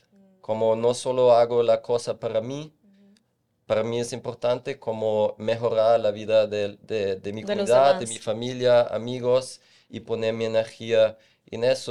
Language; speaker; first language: Spanish; non-native, fluent; German